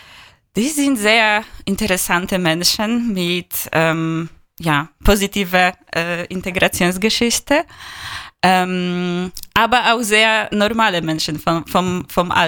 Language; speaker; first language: German; non-native, fluent; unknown